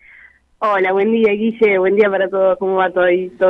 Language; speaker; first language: Spanish; native; Spanish